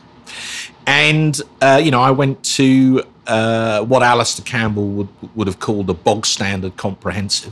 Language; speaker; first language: English; native; English